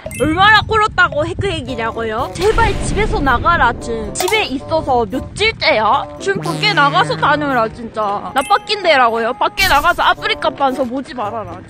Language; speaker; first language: Korean; non-native, fluent; Japanese